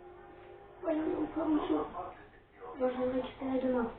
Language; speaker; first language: French; native; French